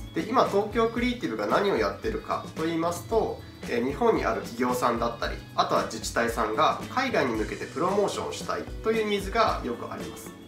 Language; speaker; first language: Japanese; native; Japanese